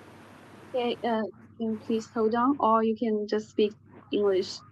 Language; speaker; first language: English; non-native, fluent; Chinese